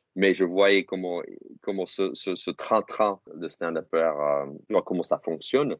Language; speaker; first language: French; non-native, fluent; English